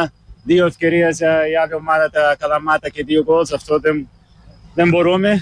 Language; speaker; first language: Greek; non-native, learner; Portuguese